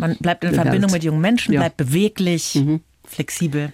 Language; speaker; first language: German; native; German